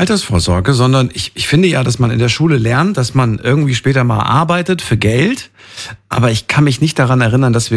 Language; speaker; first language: German; native; German